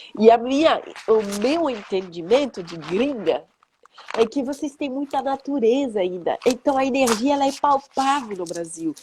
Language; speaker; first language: Portuguese; non-native, fluent; French